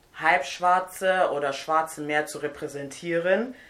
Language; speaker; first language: German; non-native, fluent; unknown